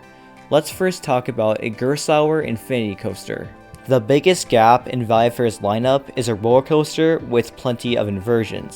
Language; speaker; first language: English; native; English